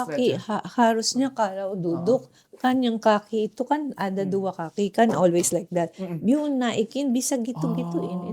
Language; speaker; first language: Indonesian; non-native, fluent; Filipino